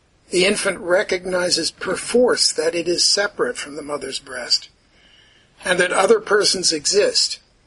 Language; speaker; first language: English; native; English